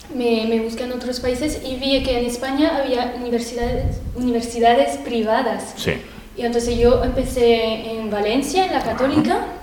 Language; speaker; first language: Spanish; non-native, fluent; French